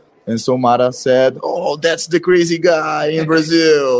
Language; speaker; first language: English; non-native, learner; Portuguese